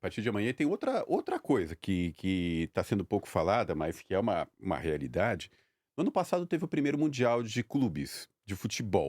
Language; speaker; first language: Portuguese; native; Portuguese